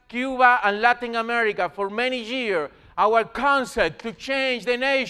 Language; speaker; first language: English; non-native, learner; Spanish